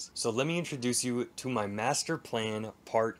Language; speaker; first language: English; native; English